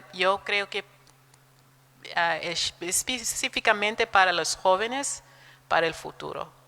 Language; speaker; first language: Spanish; non-native, fluent; Portuguese